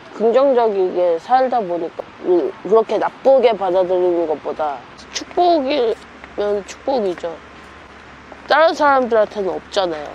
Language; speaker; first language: Korean; native; Korean